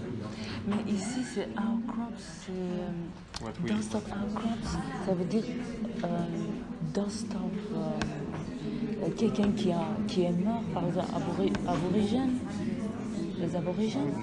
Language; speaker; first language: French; non-native, learner; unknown